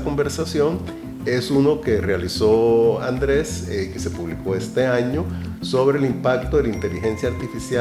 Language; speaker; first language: Spanish; native; Spanish